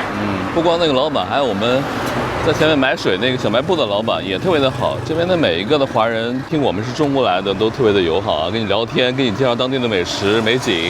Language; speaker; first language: Chinese; native; Chinese